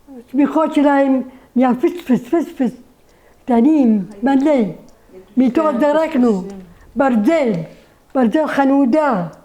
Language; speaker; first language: Hebrew; non-native, learner; Arabic